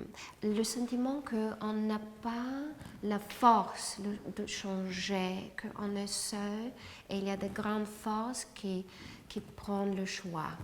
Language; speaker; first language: French; non-native, fluent; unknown